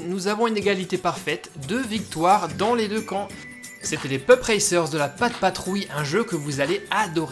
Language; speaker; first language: French; native; French